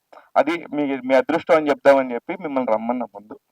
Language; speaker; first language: Telugu; native; Telugu